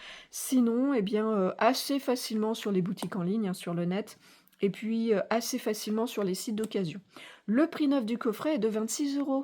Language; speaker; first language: French; native; French